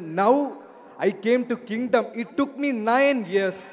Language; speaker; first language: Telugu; non-native, learner; Malayalam